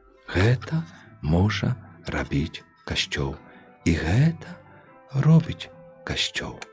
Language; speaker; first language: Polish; non-native, local second language; Belarusian